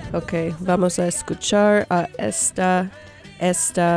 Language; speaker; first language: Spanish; early bilingual, heritage; Spanish